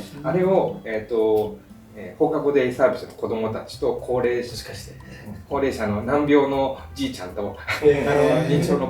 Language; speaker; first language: Japanese; native; Japanese